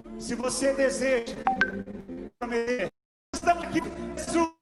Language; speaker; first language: Portuguese; native; Portuguese